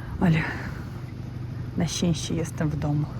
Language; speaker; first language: Polish; non-native, fluent; Russian